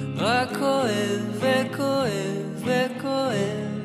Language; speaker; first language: Hebrew; native; Hebrew